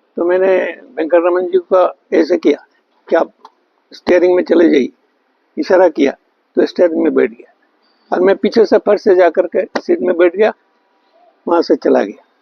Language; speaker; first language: Hindi; non-native, local second language; Bangla